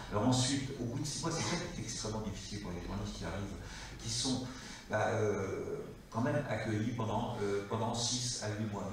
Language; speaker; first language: French; native; French